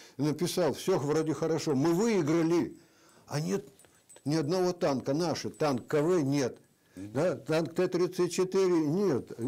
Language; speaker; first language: Russian; native; Russian